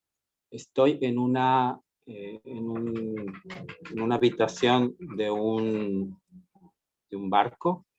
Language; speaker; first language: Spanish; native; Spanish